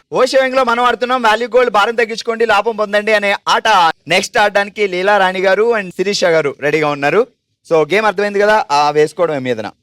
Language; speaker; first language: Telugu; native; Telugu